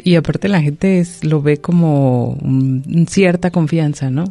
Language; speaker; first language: Spanish; non-native, local second language; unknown